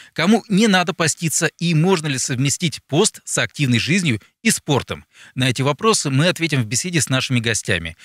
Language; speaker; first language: Russian; native; Russian